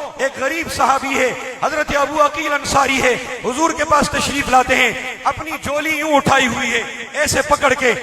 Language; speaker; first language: Urdu; non-native, local second language; Pashto